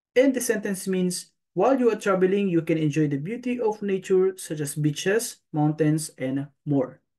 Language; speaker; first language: English; non-native, local second language; Filipino